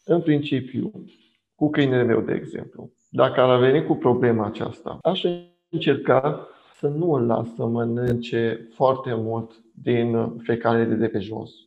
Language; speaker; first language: Romanian; non-native, local second language; Hungarian